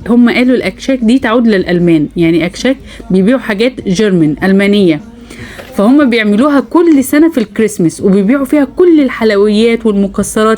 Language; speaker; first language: Arabic; native; Arabic